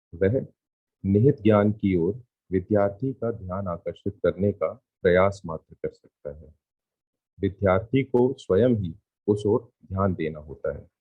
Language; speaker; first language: Hindi; native; Hindi